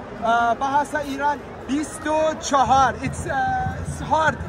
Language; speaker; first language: English; non-native, fluent; Persian